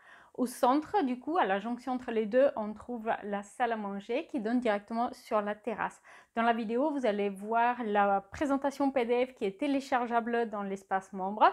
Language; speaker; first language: French; native; French